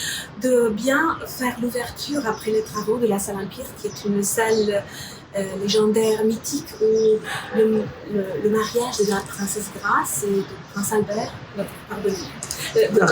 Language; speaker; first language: French; non-native, fluent; Romanian